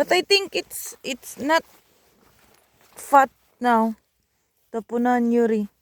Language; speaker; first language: English; non-native, local second language; Cebuano